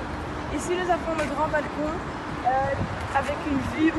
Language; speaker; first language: French; non-native, fluent; Dutch